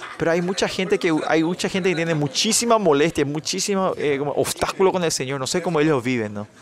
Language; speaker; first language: Spanish; non-native, fluent; Korean